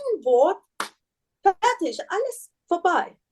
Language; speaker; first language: German; non-native, learner; Persian